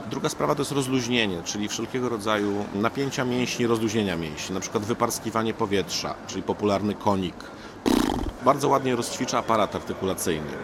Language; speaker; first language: Polish; native; Polish